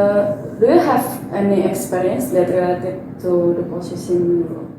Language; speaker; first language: English; non-native, learner; Indonesian